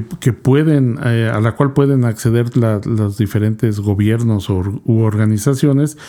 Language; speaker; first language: Spanish; native; Spanish